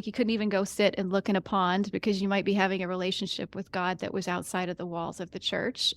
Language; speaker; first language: English; native; English